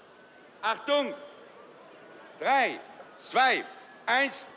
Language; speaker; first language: German; non-native, fluent; Italian